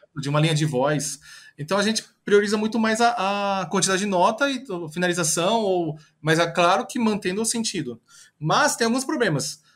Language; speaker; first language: Portuguese; early bilingual, other home language; Japanese